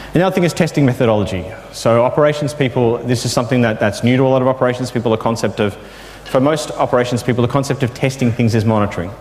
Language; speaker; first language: English; native; English